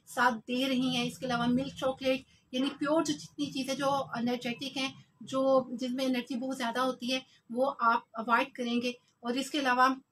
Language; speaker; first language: Urdu; non-native, local second language; Punjabi